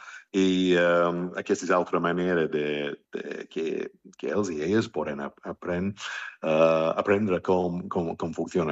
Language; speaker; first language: Catalan; non-native, fluent; English